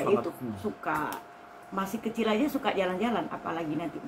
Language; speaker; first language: Indonesian; native; Indonesian